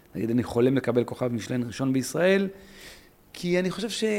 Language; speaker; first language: Hebrew; native; Hebrew